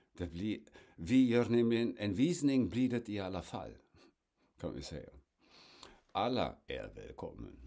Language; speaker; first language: Swedish; non-native, fluent; German